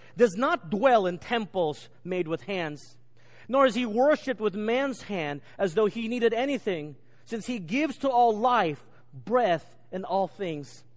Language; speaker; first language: English; native; English